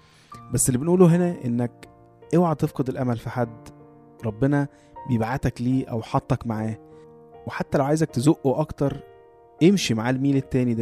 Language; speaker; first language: Arabic; native; Arabic